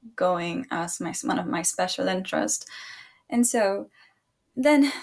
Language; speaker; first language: English; early bilingual, other home language; Spanish